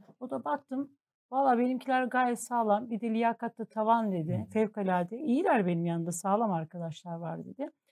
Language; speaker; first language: Turkish; native; Turkish